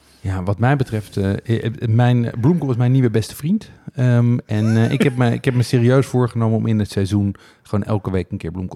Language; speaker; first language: Dutch; native; Dutch